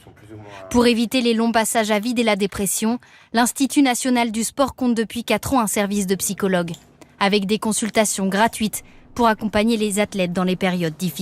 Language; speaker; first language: French; native; French